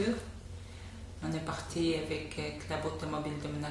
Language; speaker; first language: French; non-native, fluent; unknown